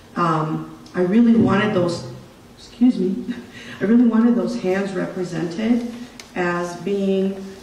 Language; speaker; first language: English; native; English